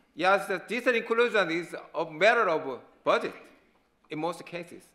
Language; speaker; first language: English; non-native, learner; Korean